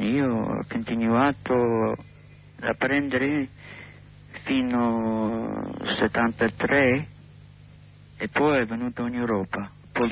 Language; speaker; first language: Italian; non-native, learner; English